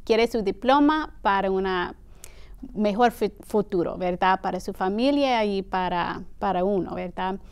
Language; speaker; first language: Spanish; early bilingual, heritage; Spanish